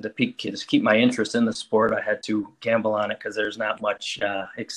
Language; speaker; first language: English; native; English